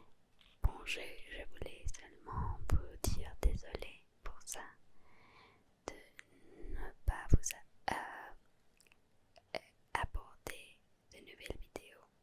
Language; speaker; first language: French; non-native, learner; Spanish